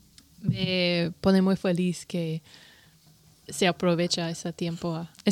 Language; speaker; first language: Spanish; non-native, learner; English